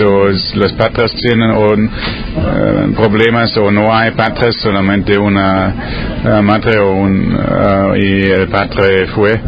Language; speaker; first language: Spanish; non-native, learner; German